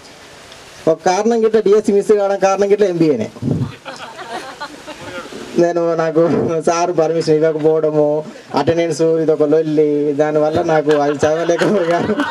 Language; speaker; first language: Telugu; native; Telugu